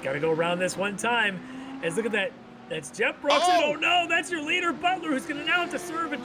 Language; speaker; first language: English; native; English